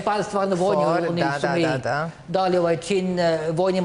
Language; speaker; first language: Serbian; non-native, learner; Norwegian